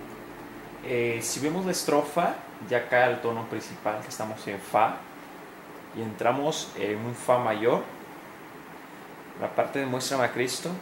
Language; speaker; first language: Spanish; native; Spanish